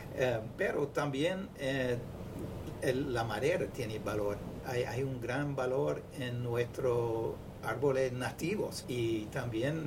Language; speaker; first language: Spanish; non-native, fluent; English